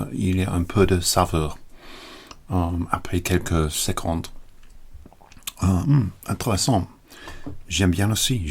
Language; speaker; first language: French; non-native, learner; English